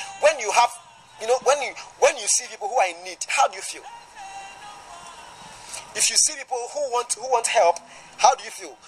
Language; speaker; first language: English; non-native, local second language; Akan